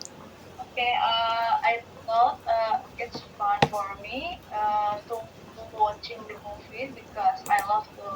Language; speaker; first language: English; non-native, learner; Indonesian